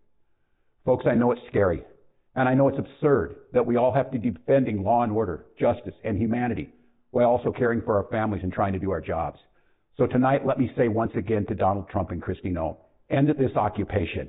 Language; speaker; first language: English; native; English